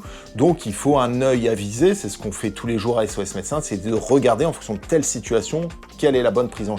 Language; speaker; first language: French; native; French